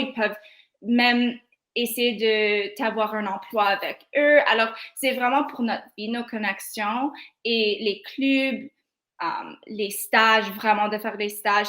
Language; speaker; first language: French; non-native, local second language; English